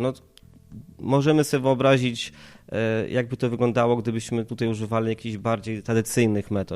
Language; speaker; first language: Polish; native; Polish